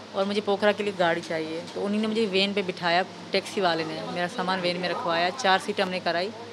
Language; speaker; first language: Urdu; non-native, local second language; Sindhi